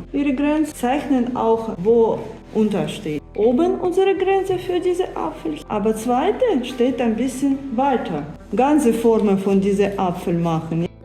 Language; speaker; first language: German; non-native, learner; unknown